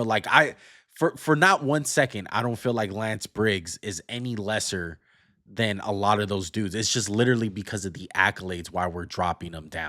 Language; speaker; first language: English; native; English